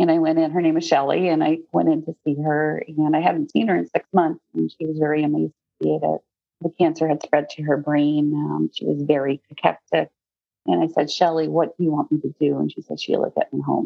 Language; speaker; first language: English; native; English